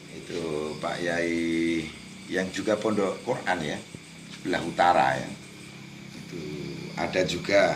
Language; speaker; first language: Indonesian; non-native, local second language; Javanese